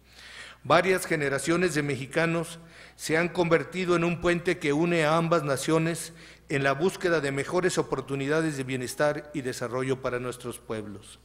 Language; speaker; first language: Spanish; native; Spanish